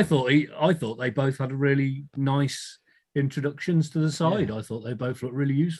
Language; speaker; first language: English; native; English